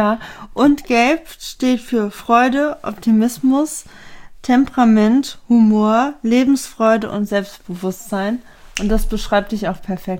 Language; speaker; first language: German; native; German